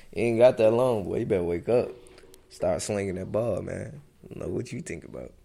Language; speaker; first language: English; native; English